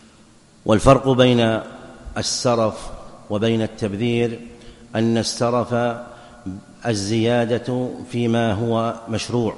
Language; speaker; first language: Arabic; native; Arabic